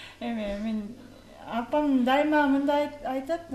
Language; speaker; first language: Kyrgyz; non-native, learner; Japanese